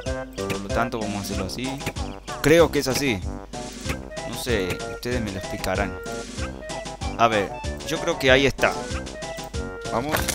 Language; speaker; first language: Spanish; native; Spanish